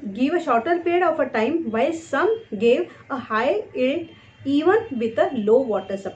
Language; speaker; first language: English; non-native, local second language; Marathi